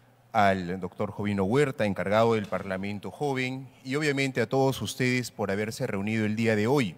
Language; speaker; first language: Spanish; native; Spanish